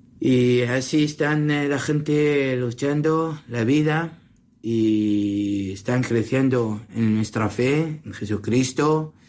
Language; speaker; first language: Spanish; non-native, learner; Assyrian Neo-Aramaic